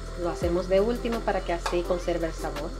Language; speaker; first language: Spanish; native; Spanish